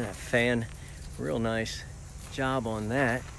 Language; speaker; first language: English; native; English